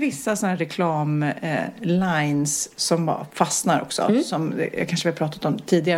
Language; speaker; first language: Swedish; native; Swedish